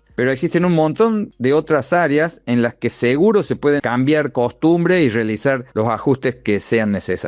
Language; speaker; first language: Spanish; native; Spanish